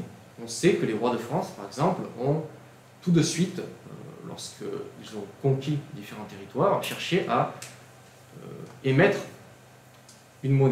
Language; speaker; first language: French; native; French